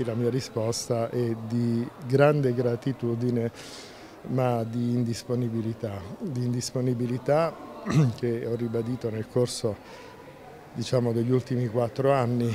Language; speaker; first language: Italian; native; Italian